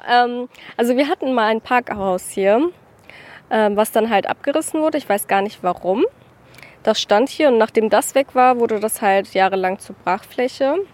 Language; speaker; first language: German; native; German